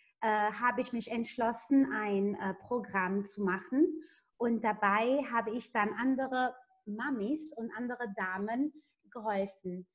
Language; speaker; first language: German; non-native, fluent; Italian